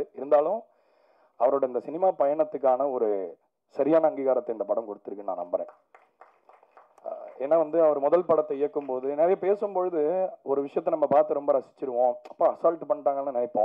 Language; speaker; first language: Tamil; native; Tamil